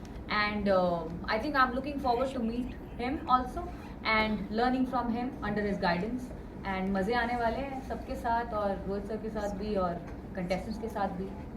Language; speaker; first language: Hindi; native; Hindi